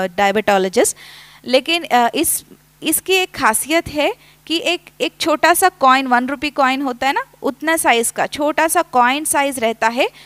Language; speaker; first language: Hindi; non-native, local second language; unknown